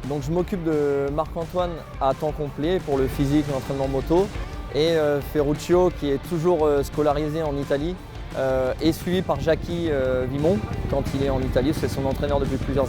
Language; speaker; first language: French; native; French